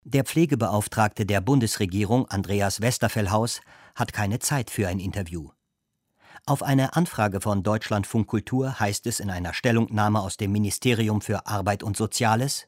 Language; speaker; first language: German; native; German